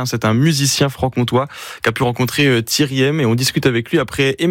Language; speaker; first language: French; native; French